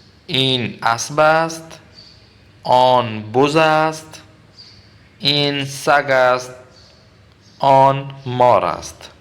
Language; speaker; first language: Persian; non-native, fluent; Urdu